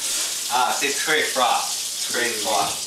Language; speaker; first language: French; non-native, learner; English